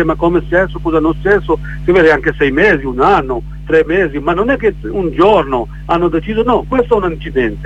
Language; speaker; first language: Italian; non-native, learner; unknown